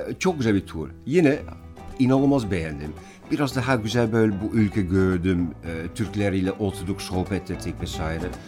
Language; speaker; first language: Turkish; non-native, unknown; Dutch